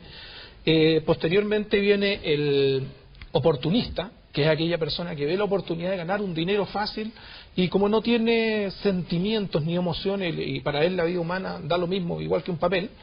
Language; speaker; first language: Spanish; native; Spanish